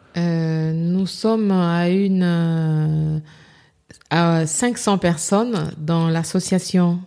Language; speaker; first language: French; non-native, local second language; Lingala